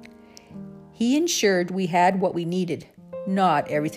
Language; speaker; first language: English; native; English